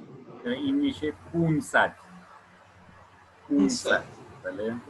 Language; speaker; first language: Persian; non-native, fluent; Urdu